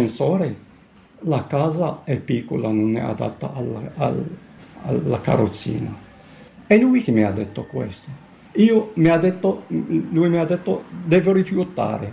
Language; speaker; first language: Italian; non-native, learner; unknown